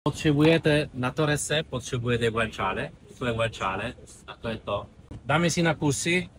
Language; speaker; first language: Czech; non-native, learner; Italian